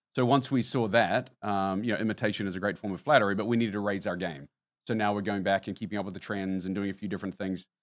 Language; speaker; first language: English; native; English